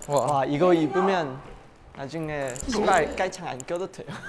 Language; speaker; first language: Korean; non-native, fluent; Chinese